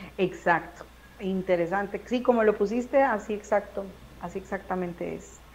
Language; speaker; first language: Spanish; native; Spanish